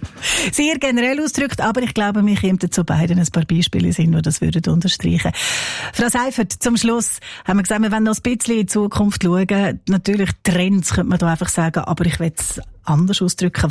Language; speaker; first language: German; native; German